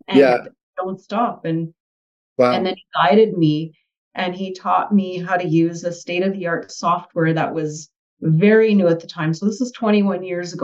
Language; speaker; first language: English; native; English